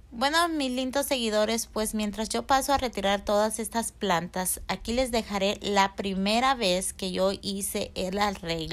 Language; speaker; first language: Spanish; native; Spanish